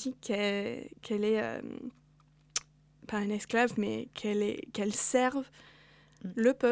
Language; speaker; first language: French; non-native, fluent; English